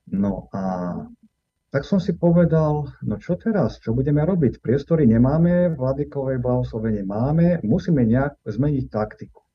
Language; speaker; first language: Slovak; native; Slovak